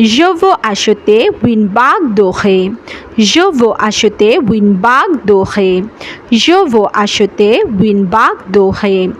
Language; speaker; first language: French; non-native, learner; Bangla